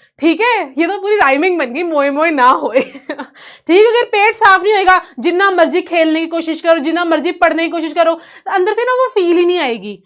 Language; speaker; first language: Hindi; native; Hindi